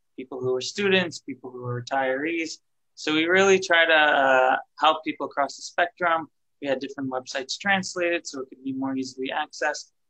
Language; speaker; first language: English; native; English